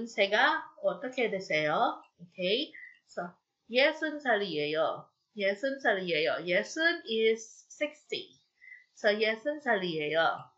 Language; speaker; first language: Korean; non-native, fluent; Filipino